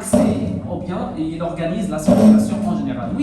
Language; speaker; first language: French; non-native, local second language; Arabic